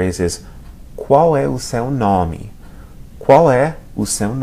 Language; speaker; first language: Portuguese; non-native, fluent; English